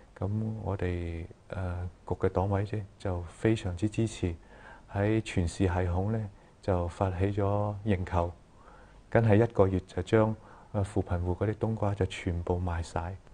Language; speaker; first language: Cantonese; native; Cantonese